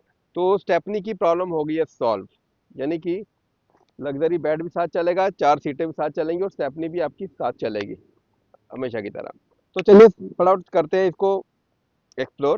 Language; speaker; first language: Hindi; native; Hindi